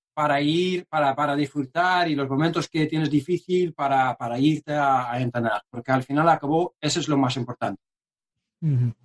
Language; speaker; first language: Spanish; non-native, fluent; Dutch